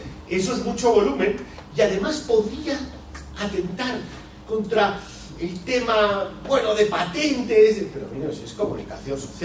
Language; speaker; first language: Spanish; native; Spanish